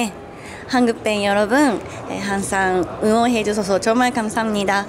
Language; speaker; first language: Korean; non-native, fluent; Japanese